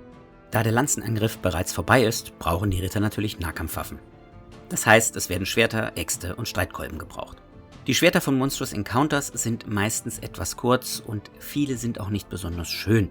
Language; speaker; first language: German; native; German